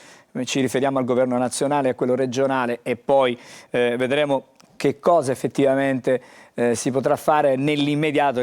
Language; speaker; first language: Italian; native; Italian